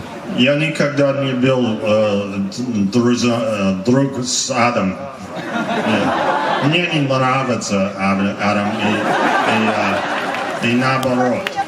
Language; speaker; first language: Russian; non-native, learner; English